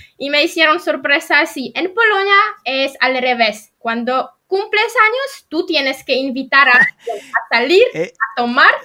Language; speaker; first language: Spanish; non-native, fluent; Polish